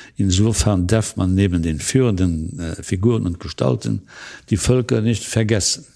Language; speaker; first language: German; non-native, local second language; Luxembourgish